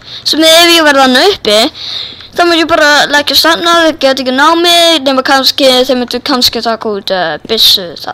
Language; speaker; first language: Icelandic; non-native, learner; Danish